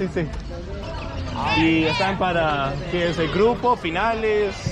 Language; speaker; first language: Spanish; non-native, learner; English